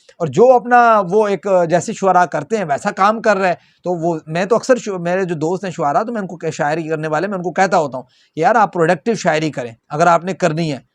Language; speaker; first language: Urdu; non-native, local second language; Punjabi